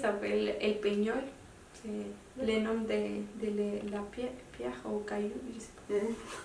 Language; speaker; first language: French; non-native, local second language; Spanish